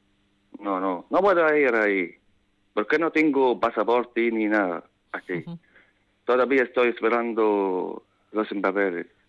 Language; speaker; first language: Spanish; non-native, learner; Arabic